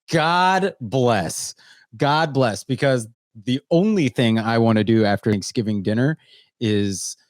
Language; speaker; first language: English; native; English